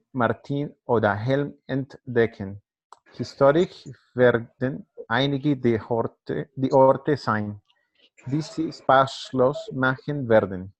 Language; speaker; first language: German; non-native, learner; Spanish